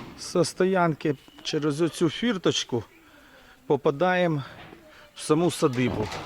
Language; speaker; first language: Ukrainian; non-native, local second language; Russian